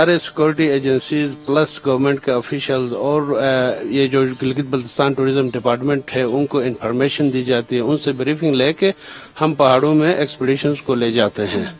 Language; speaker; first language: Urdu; non-native, local second language; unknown